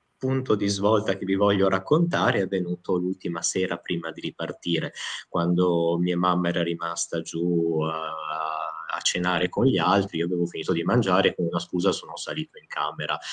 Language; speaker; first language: Italian; native; Italian